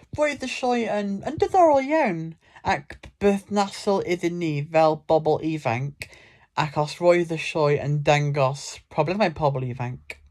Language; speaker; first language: Welsh; non-native, local second language; English